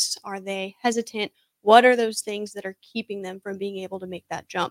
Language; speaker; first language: English; native; English